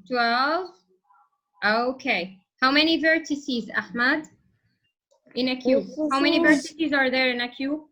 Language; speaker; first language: English; non-native, fluent; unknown